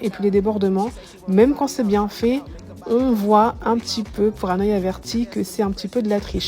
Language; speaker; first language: French; native; French